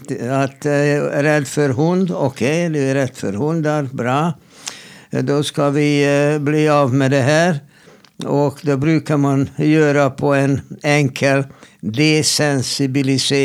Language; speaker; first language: Swedish; non-native, fluent; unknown